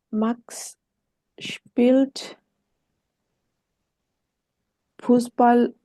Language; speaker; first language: German; non-native, learner; Bangla